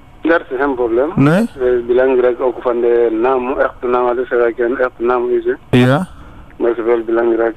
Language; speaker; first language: Dutch; non-native, learner; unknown